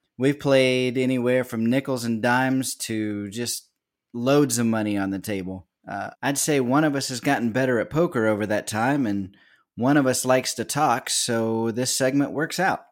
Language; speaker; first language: English; native; English